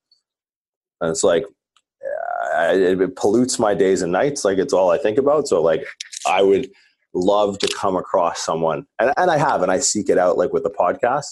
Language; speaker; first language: English; native; English